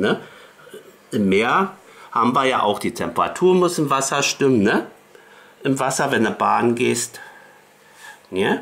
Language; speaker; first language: German; native; German